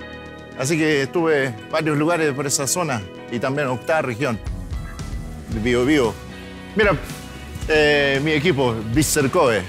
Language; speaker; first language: Spanish; early bilingual, heritage; Spanish